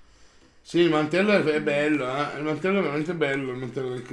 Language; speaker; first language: Italian; native; Italian